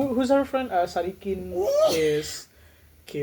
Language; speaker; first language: English; non-native, fluent; Indonesian